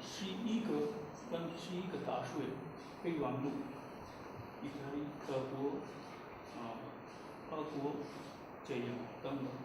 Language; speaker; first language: Chinese; non-native, learner; Hindi